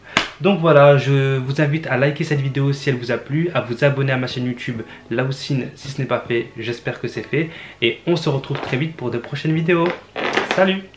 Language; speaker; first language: French; native; French